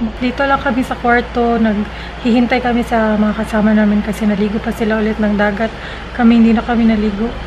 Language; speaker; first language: Filipino; non-native, local second language; Cebuano